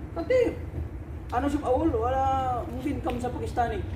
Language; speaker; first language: Arabic; non-native, learner; Filipino